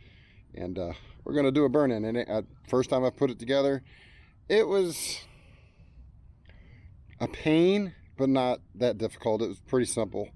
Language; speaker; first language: English; native; English